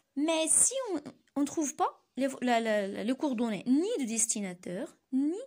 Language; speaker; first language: French; non-native, local second language; Arabic